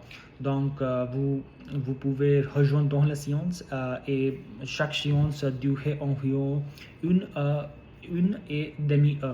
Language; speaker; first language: French; non-native, learner; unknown